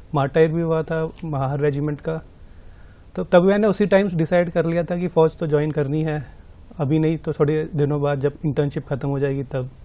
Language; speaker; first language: Hindi; native; Hindi